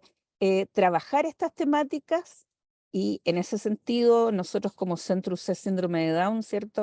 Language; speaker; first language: Spanish; native; Spanish